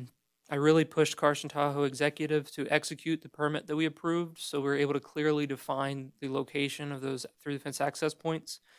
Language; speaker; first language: English; native; English